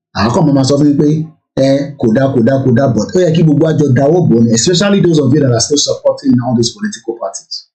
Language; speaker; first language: English; non-native, local second language; Yoruba